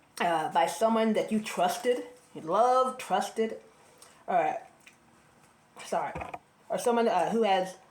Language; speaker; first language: English; native; English